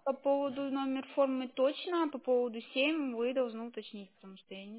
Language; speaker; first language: Russian; native; Russian